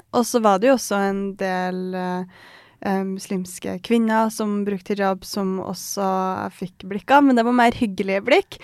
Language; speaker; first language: Norwegian; early bilingual, other home language; Persian